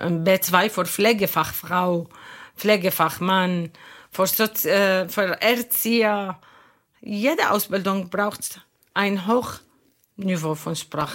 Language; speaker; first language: German; non-native, learner; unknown